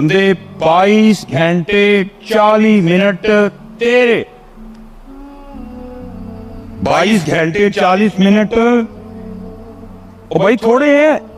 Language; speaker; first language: Hindi; non-native, local second language; Punjabi